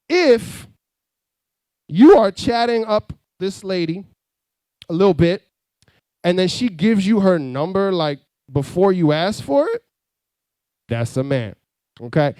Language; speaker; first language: English; native; English